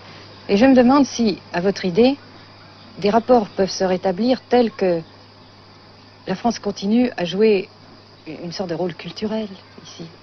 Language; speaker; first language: French; native; French